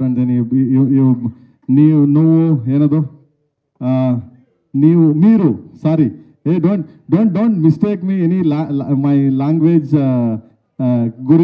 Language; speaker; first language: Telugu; non-native, learner; Kannada